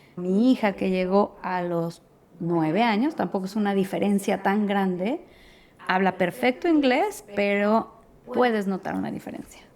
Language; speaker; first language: Spanish; native; Spanish